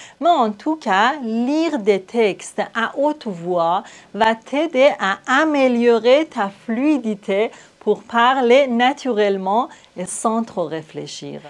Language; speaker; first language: French; non-native, fluent; Persian